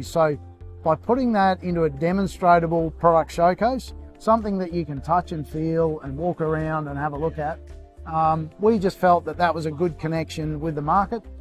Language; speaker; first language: English; native; English